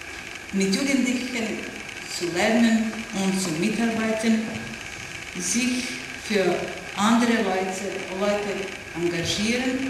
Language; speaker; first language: German; non-native, learner; Serbian